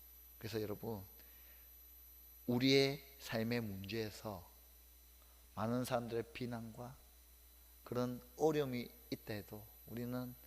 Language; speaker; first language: Korean; native; Korean